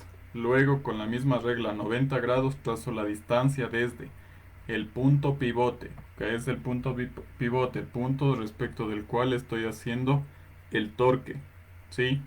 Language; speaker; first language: Spanish; native; Spanish